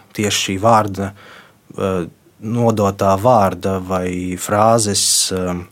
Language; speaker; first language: Latvian; non-native, local second language; Russian